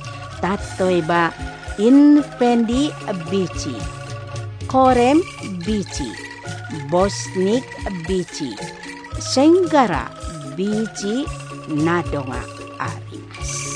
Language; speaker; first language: Japanese; non-native, fluent; Indonesian